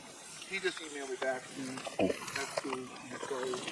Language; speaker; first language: English; native; English